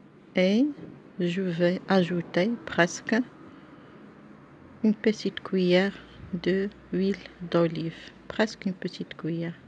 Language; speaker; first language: French; non-native, local second language; Arabic